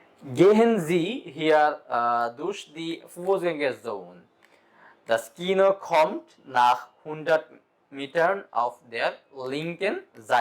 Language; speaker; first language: German; non-native, fluent; Bangla